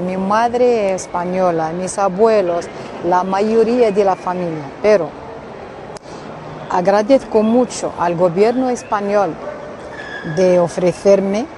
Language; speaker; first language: Spanish; non-native, fluent; Arabic